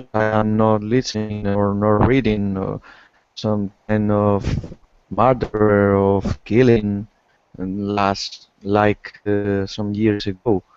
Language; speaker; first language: English; non-native, learner; Spanish